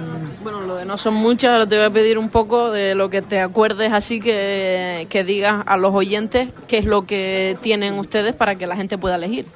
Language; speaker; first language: Spanish; native; Spanish